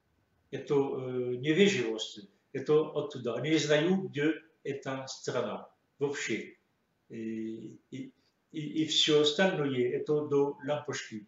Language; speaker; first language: Russian; non-native, fluent; French